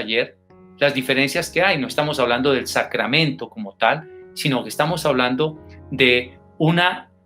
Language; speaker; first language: Spanish; native; Spanish